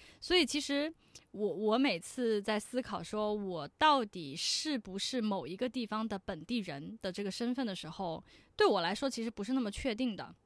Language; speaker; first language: Chinese; non-native, local second language; Cantonese